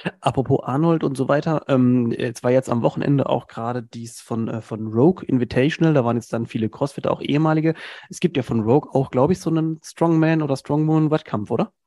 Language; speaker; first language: German; native; German